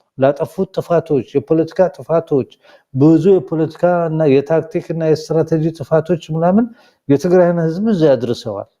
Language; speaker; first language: Amharic; non-native, local second language; Somali